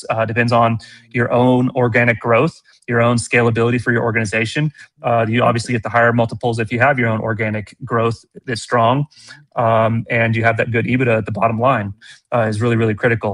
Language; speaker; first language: English; native; English